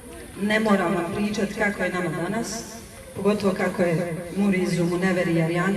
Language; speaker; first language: Bosnian; native; Bosnian